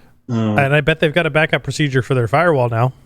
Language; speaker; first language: English; native; English